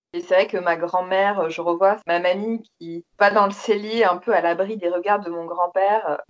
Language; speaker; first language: French; native; French